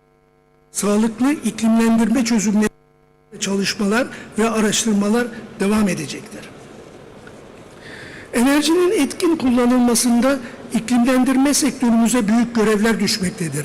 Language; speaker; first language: Turkish; native; Turkish